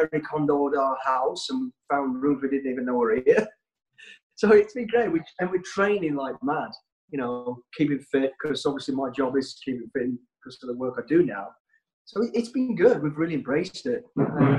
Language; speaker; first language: English; native; English